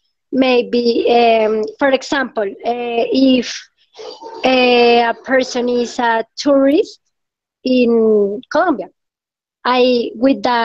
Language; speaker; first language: English; non-native, learner; Spanish